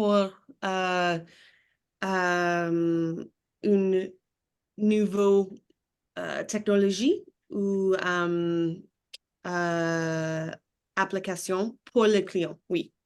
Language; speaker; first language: French; non-native, learner; English